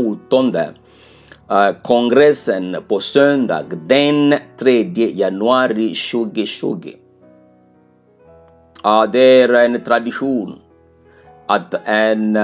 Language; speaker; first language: Swedish; non-native, fluent; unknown